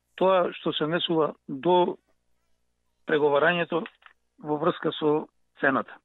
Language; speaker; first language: Macedonian; native; Macedonian